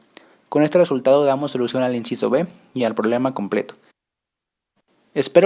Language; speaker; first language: Spanish; native; Spanish